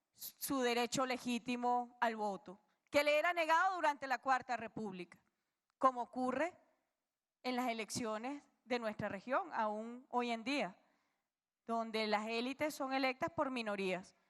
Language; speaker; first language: Spanish; native; Spanish